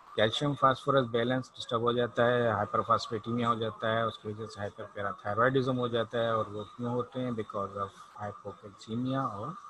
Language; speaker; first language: Urdu; native; Urdu